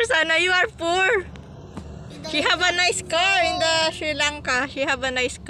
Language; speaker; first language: English; non-native, learner; Filipino